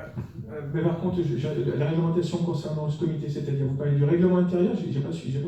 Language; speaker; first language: French; native; French